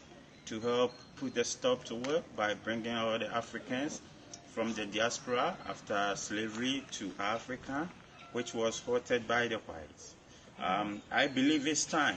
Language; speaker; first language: English; non-native, local second language; Akan